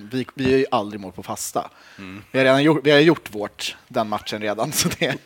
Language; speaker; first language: Swedish; native; Swedish